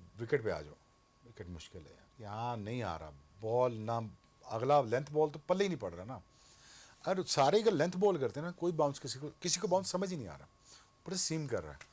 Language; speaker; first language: Urdu; non-native, local second language; Punjabi